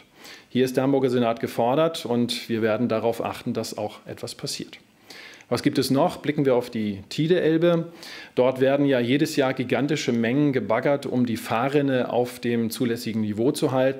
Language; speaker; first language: German; native; German